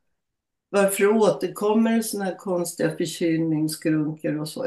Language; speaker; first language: Swedish; native; Swedish